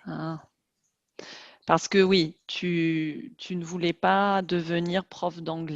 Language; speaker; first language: French; native; French